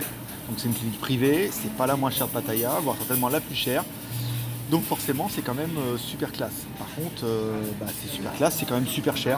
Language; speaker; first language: French; native; French